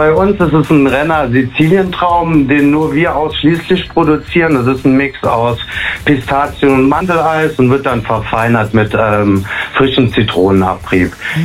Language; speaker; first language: German; native; German